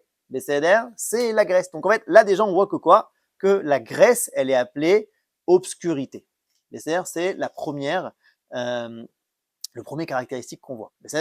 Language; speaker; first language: French; native; French